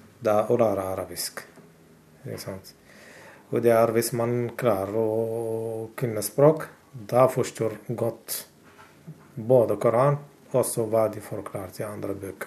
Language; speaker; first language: Norwegian; non-native, fluent; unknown